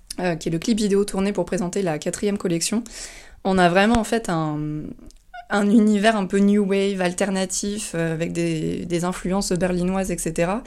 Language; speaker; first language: French; native; French